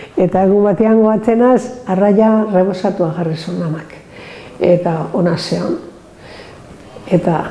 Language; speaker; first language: Basque; native; Basque